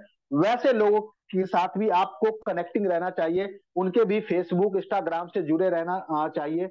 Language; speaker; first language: Hindi; native; Hindi